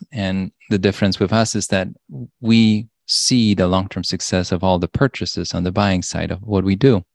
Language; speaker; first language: English; non-native, fluent; Polish